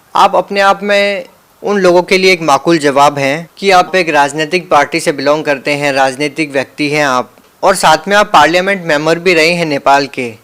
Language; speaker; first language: Hindi; native; Hindi